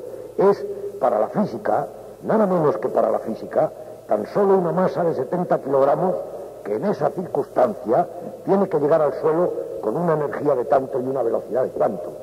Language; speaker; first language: Spanish; native; Spanish